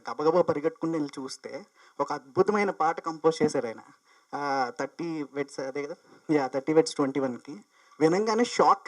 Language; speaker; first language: Telugu; native; Telugu